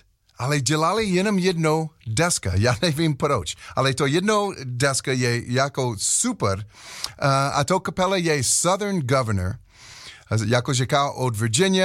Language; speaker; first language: Czech; non-native, learner; English